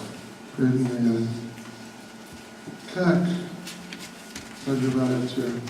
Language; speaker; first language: Russian; non-native, learner; English